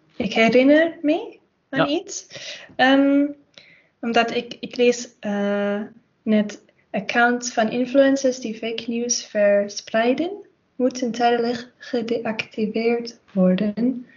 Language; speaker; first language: Dutch; non-native, learner; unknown